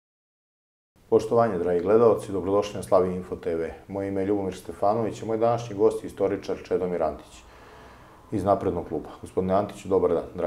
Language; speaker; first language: Serbian; native; Serbian